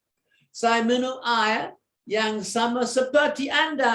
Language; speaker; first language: Indonesian; non-native, fluent; English